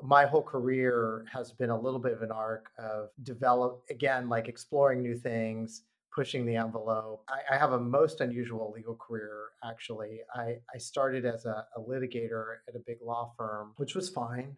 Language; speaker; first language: English; native; English